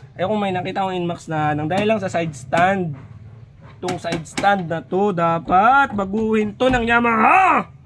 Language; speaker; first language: Filipino; non-native, local second language; Waray